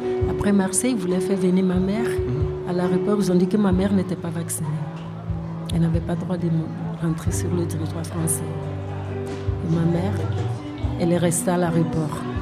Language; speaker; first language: French; non-native, local second language; Bambara